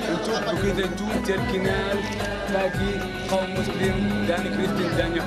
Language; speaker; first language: Indonesian; non-native, learner; Arabic